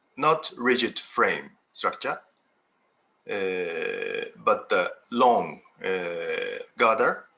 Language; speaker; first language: English; non-native, fluent; Japanese